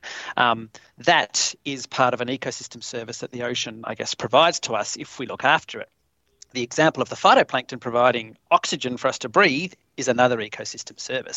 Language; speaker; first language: English; native; English